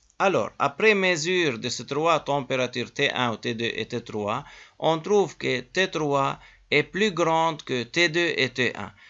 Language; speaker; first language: French; native; French